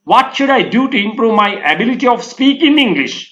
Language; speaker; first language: English; non-native, local second language; Sinhala